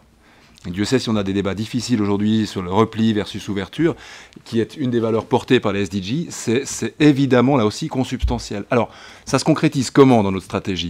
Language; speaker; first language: French; native; French